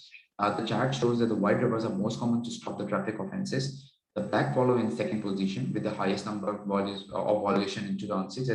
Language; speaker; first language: English; non-native, local second language; Urdu